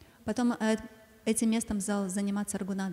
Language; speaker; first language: Russian; native; Russian